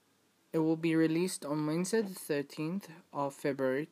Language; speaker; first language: English; non-native, fluent; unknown